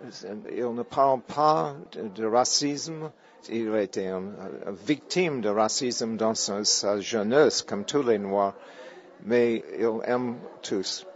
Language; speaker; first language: French; non-native, fluent; English